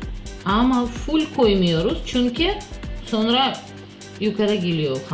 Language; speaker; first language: Turkish; non-native, learner; Russian